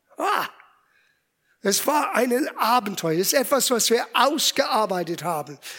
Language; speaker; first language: German; non-native, fluent; English